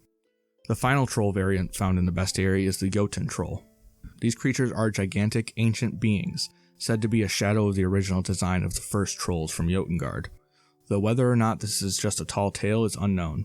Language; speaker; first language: English; native; English